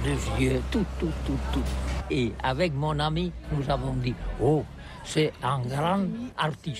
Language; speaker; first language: French; non-native, fluent; Catalan